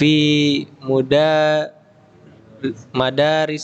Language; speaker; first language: Arabic; non-native, learner; Indonesian